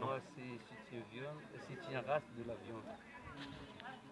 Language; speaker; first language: French; non-native, learner; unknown